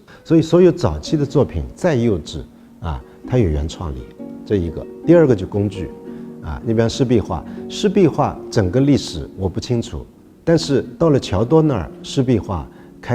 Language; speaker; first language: Chinese; native; Chinese